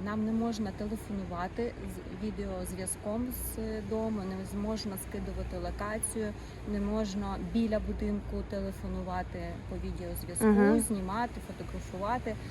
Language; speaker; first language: Ukrainian; non-native, local second language; Russian